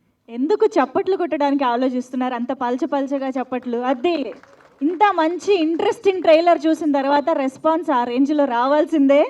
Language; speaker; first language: Telugu; native; Telugu